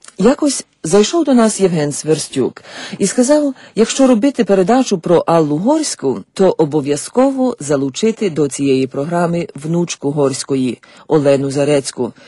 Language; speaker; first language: Ukrainian; native; Ukrainian